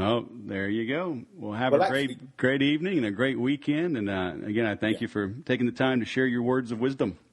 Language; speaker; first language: English; native; English